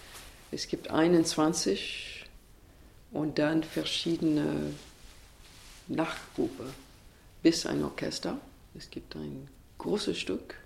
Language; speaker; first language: German; non-native, learner; English